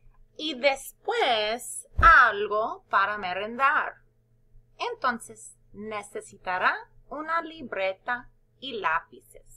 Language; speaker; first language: Spanish; non-native, fluent; English